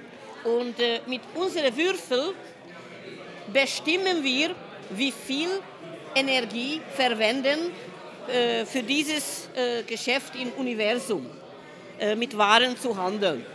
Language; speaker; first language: German; non-native, fluent; Hungarian